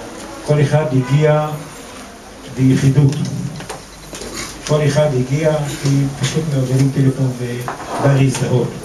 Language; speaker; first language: Hebrew; non-native, local second language; Arabic